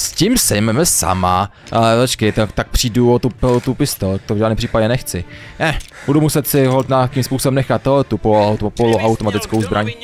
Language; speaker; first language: Czech; native; Czech